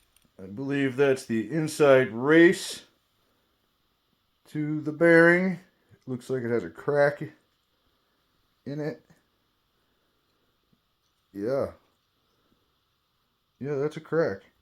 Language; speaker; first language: English; native; English